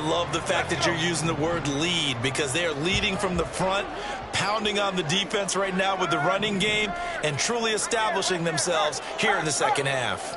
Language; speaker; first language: English; native; English